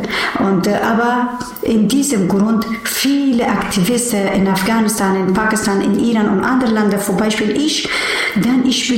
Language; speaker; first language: German; non-native, learner; Persian